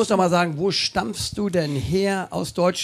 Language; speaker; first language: German; native; German